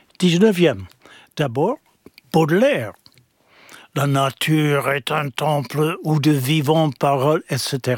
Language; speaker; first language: French; non-native, fluent; English